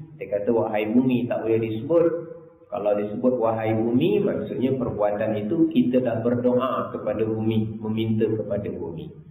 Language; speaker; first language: Malay; native; Malay